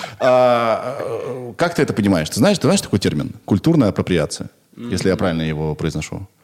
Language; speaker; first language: Russian; native; Russian